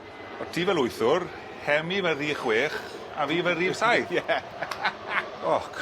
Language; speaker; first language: Welsh; native; Welsh